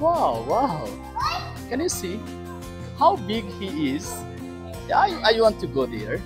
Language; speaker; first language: English; non-native, learner; Bangla